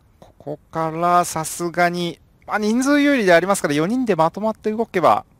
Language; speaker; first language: Japanese; native; Japanese